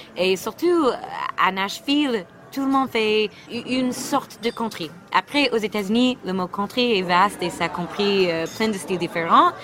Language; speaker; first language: French; non-native, fluent; English